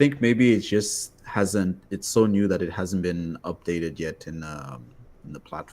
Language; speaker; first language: English; native; English